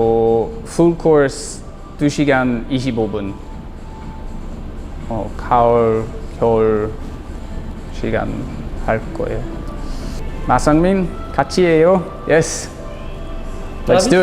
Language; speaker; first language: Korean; non-native, learner; English